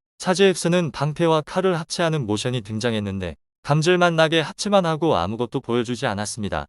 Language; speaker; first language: Korean; native; Korean